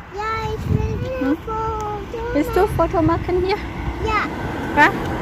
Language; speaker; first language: German; non-native, learner; Thai